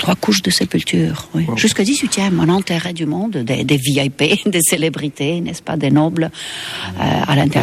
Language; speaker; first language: French; non-native, fluent; Estonian